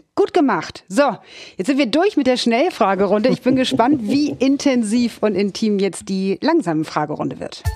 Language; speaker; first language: German; native; German